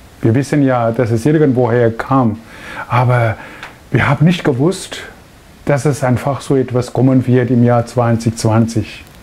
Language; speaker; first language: German; non-native, fluent; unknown